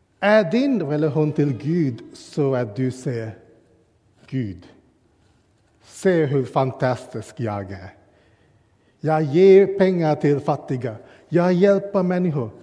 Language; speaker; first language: Swedish; non-native, fluent; English